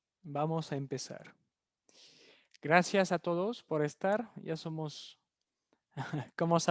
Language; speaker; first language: Spanish; non-native, fluent; French